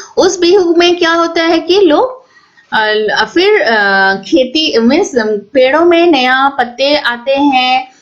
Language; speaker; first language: Hindi; non-native, local second language; Assamese